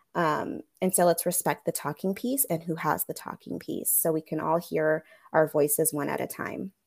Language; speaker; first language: English; native; English